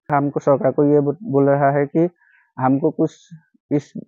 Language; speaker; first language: Hindi; non-native, local second language; Assamese